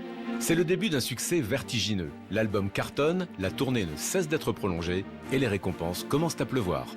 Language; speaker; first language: French; native; French